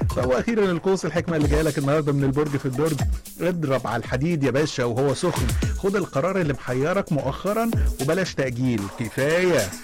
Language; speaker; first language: Arabic; native; Arabic